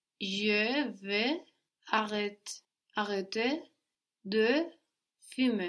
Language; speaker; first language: French; non-native, learner; English